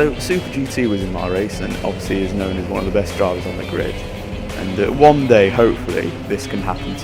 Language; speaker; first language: English; native; English